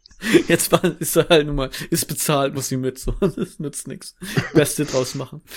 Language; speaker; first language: German; native; German